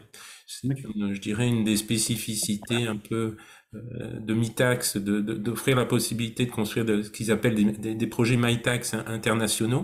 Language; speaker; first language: French; native; French